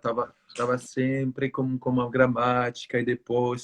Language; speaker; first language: Portuguese; non-native, learner; French